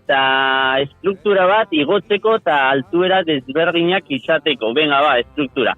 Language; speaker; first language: Basque; non-native, local second language; Spanish